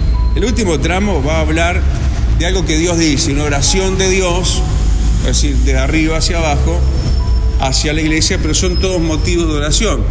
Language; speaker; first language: Spanish; native; Spanish